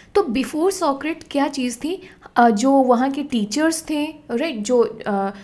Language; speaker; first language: Hindi; native; Hindi